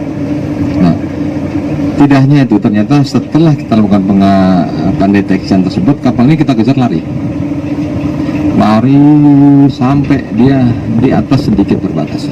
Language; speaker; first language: Indonesian; native; Indonesian